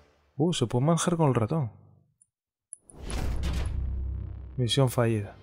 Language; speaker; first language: Spanish; native; Spanish